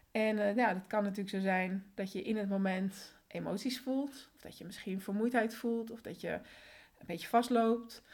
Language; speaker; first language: Dutch; early bilingual, other home language; Spanish